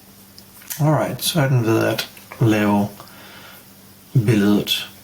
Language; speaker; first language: Danish; non-native, fluent; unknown